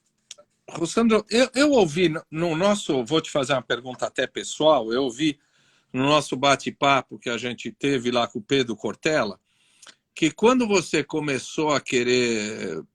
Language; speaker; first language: Portuguese; native; Portuguese